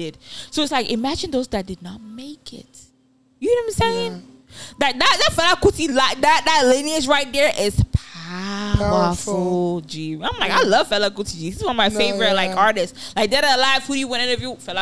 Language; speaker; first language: English; non-native, local second language; Yoruba